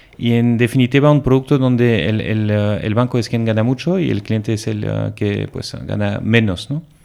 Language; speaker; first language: Spanish; non-native, fluent; French